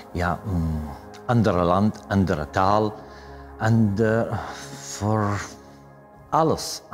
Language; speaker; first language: Dutch; non-native, learner; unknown